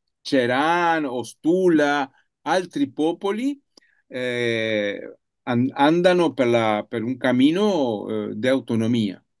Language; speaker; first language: Italian; non-native, learner; Spanish